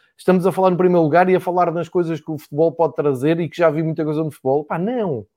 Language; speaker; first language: Portuguese; native; Portuguese